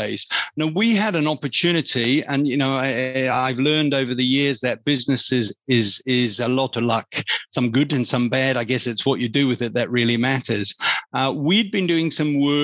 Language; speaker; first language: English; native; English